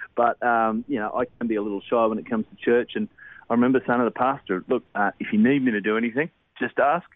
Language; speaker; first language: English; native; English